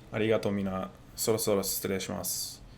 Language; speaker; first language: Japanese; non-native, learner; English